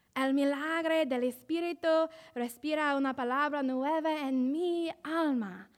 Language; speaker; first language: Spanish; non-native, learner; English